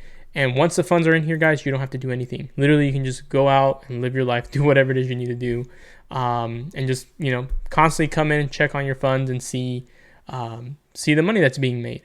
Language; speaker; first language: English; native; English